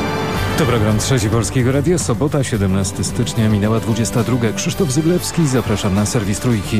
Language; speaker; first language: Polish; native; Polish